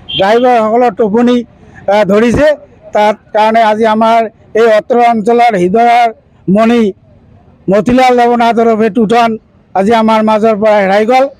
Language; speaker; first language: Assamese; non-native, local second language; Bangla